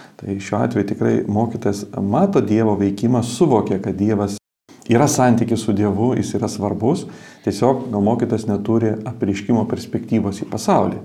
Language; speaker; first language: Lithuanian; native; Lithuanian